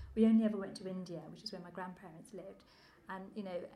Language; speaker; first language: English; native; English